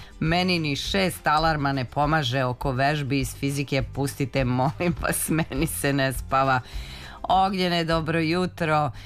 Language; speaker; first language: Serbian; native; Serbian